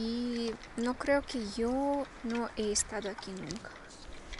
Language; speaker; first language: Spanish; non-native, fluent; Russian